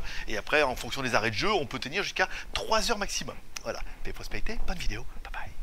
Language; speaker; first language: French; native; French